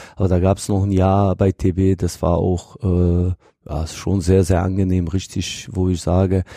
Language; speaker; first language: German; non-native, fluent; Bosnian